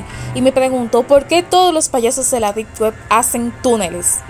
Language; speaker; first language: Spanish; native; Spanish